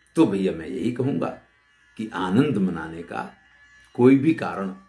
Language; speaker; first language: Hindi; native; Hindi